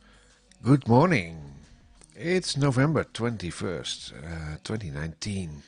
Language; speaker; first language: English; non-native, fluent; Dutch